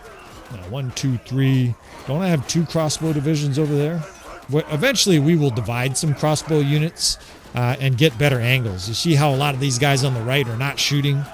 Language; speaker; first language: English; native; English